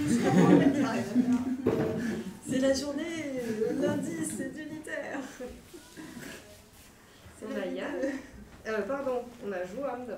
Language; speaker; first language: French; native; French